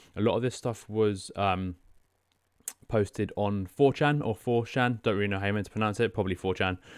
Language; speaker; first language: English; native; English